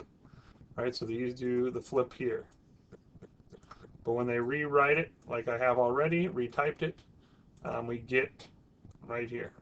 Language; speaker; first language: English; native; English